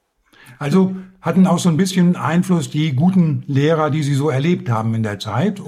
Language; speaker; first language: German; native; German